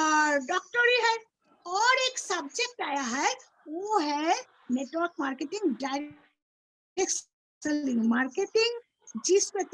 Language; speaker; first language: Hindi; non-native, local second language; Bangla